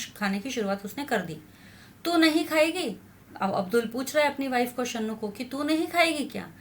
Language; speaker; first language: Hindi; non-native, local second language; Marathi